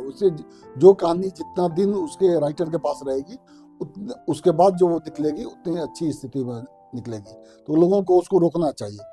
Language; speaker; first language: Hindi; non-native, local second language; Maithili